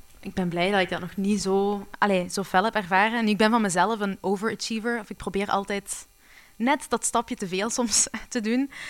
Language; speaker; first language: Dutch; early bilingual, other home language; Arabic